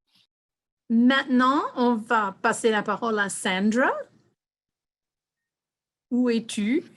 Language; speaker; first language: French; non-native, fluent; English